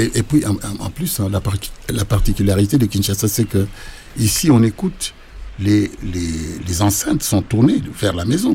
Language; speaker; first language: French; non-native, local second language; Lingala